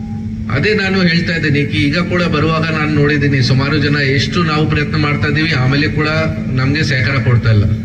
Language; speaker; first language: Kannada; non-native, fluent; Hindi